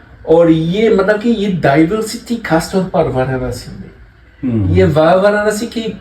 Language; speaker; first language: Hindi; non-native, learner; French